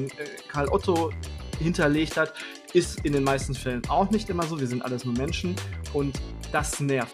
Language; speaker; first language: German; native; German